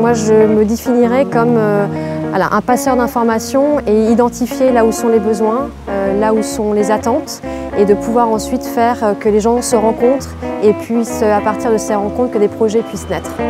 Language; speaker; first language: French; native; French